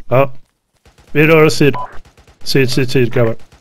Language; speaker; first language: Swedish; native; Swedish